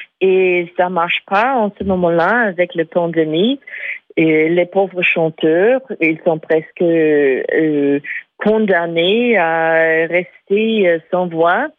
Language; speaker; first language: French; non-native, fluent; English